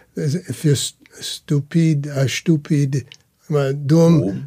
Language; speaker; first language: German; early bilingual, heritage; German